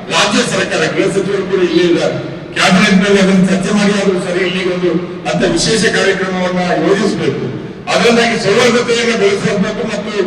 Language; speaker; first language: Kannada; non-native, local second language; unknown